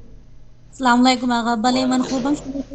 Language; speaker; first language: Persian; non-native, learner; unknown